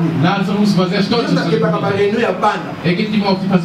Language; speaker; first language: German; non-native, learner; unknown